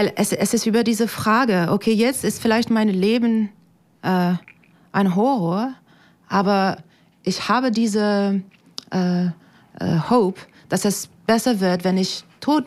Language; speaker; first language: German; non-native, fluent; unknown